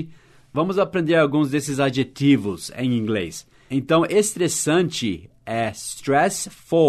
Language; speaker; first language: Portuguese; non-native, fluent; English